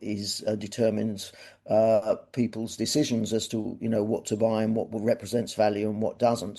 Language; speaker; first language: English; native; English